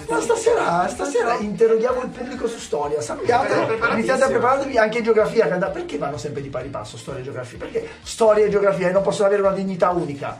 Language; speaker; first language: Italian; native; Italian